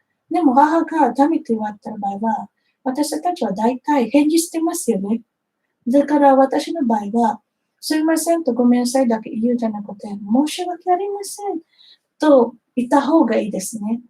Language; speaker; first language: Japanese; non-native, fluent; Filipino